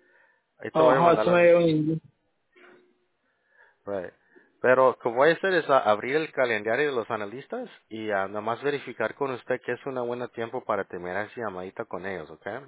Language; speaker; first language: Spanish; early bilingual, heritage; Spanish